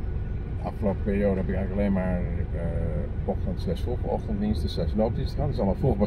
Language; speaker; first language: Dutch; native; Dutch